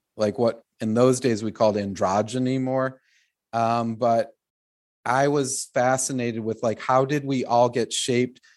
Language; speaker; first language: English; native; English